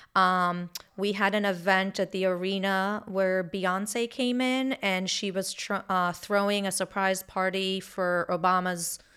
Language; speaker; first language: English; early bilingual, other home language; Hebrew